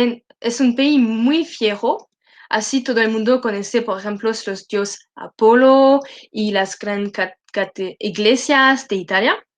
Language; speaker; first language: Spanish; non-native, learner; French